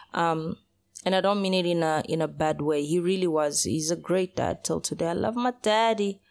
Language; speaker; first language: English; early bilingual, other home language; Portuguese